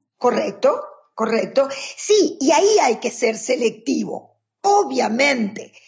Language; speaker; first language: Spanish; native; Spanish